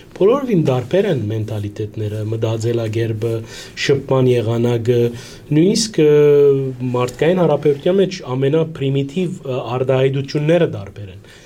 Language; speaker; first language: Armenian; early bilingual, heritage; Armenian